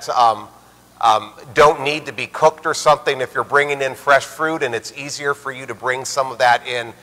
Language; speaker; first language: English; native; English